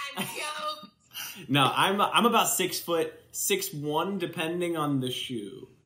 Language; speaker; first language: English; native; English